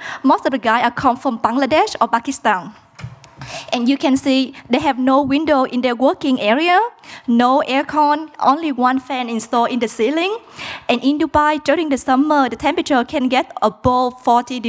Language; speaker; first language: English; non-native, fluent; Vietnamese